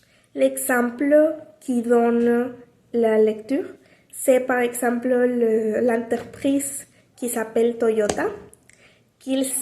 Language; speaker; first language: French; non-native, learner; Spanish